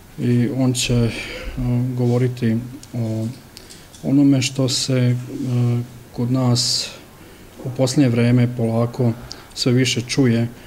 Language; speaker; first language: Serbian; early bilingual, heritage; Serbian